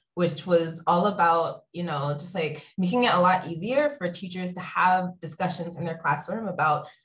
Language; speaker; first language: English; native; English